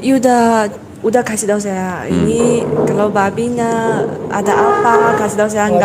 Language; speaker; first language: Indonesian; non-native, learner; Chinese